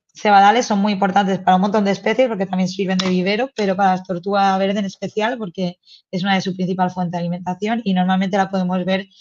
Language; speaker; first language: Spanish; native; Spanish